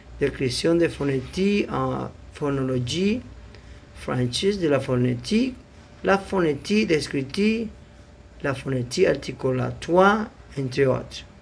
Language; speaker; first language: French; non-native, learner; Spanish